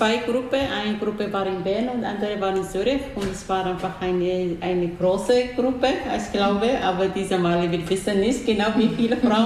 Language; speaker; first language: German; non-native, learner; Arabic